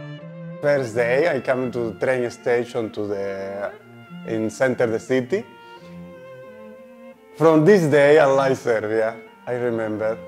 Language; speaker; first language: English; non-native, learner; Spanish